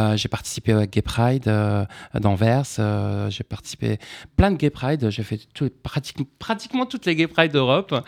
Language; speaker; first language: French; non-native, local second language; Arabic